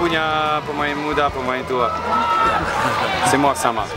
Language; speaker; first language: Indonesian; non-native, learner; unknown